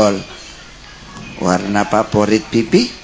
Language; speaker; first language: Indonesian; native; Indonesian